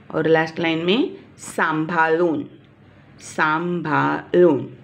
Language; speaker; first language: Hindi; non-native, local second language; Marathi